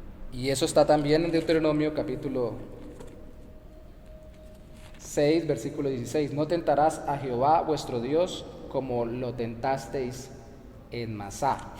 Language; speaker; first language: Spanish; native; Spanish